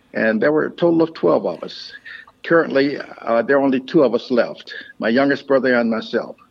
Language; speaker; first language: English; native; English